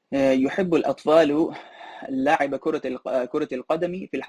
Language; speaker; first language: Arabic; non-native, fluent; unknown